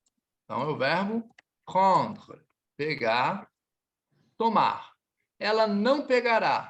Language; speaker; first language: Portuguese; native; Portuguese